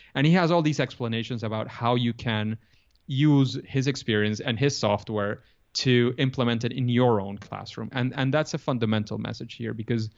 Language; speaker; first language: English; non-native, fluent; Spanish